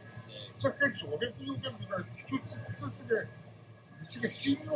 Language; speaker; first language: Chinese; native; Chinese